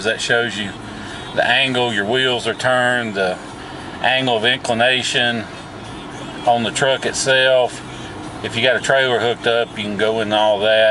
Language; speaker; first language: English; native; English